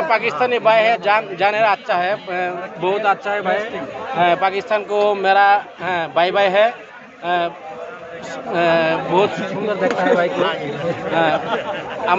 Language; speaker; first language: Hindi; non-native, learner; Bangla